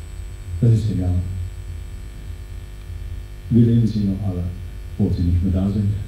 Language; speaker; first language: German; non-native, fluent; Dutch